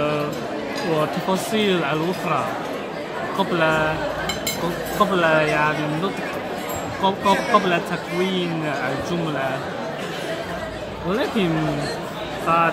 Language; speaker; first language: Arabic; non-native, learner; Chinese